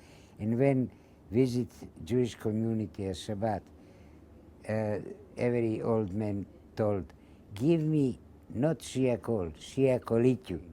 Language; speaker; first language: English; non-native, learner; Ladino